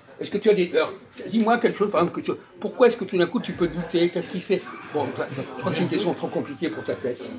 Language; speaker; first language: French; native; French